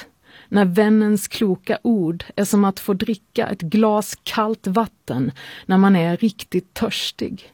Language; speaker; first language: Swedish; native; Swedish